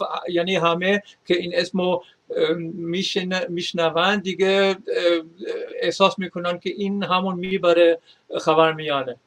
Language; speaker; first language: Persian; non-native, fluent; German